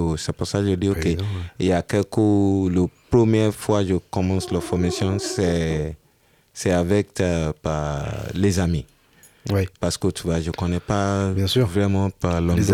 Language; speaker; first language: French; non-native, learner; Yoruba